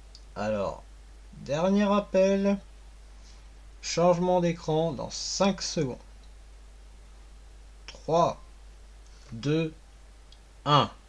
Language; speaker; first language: French; native; French